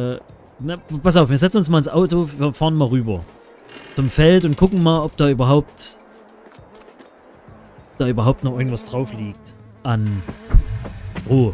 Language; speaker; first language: German; native; German